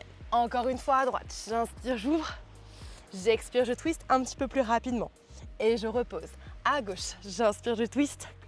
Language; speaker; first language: French; native; French